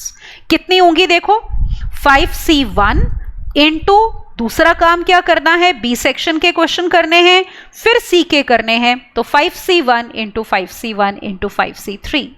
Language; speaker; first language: Hindi; native; Hindi